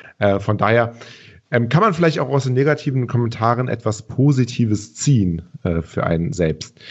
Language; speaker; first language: German; native; German